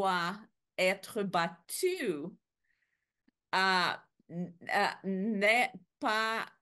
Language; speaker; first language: French; non-native, learner; Portuguese